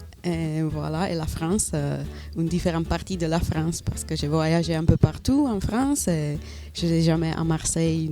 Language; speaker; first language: French; non-native, learner; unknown